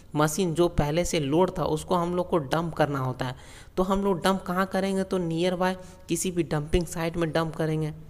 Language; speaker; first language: Hindi; native; Hindi